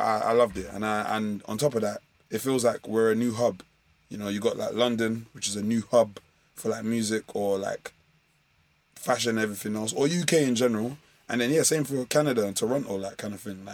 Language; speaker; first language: English; native; English